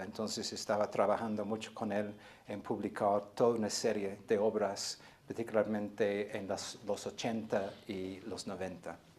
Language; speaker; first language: Spanish; non-native, fluent; English